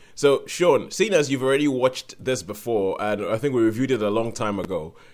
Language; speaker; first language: English; non-native, local second language; Yoruba